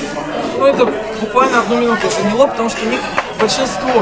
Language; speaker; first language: Russian; native; Russian